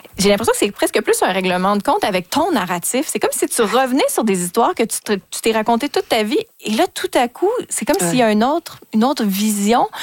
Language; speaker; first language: French; native; French